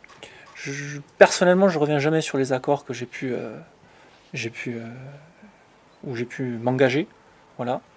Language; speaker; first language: French; native; French